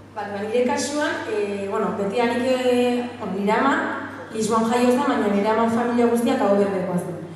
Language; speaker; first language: Basque; non-native, local second language; Spanish